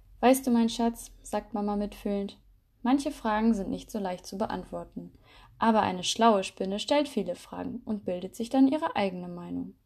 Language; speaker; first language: German; native; German